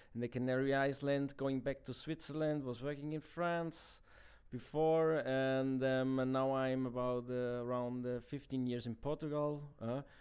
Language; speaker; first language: English; non-native, fluent; German